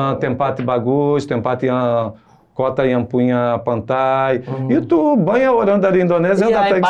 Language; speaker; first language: Indonesian; non-native, fluent; Portuguese